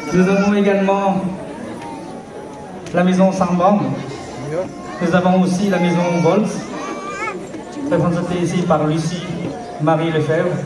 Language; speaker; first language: French; early bilingual, other home language; Hmong